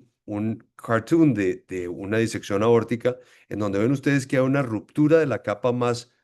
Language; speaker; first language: Spanish; native; Spanish